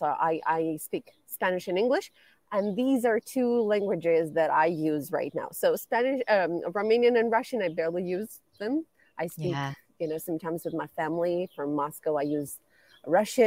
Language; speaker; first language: English; non-native, fluent; Romanian